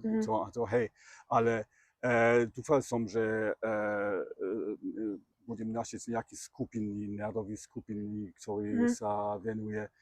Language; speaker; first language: Slovak; non-native, learner; German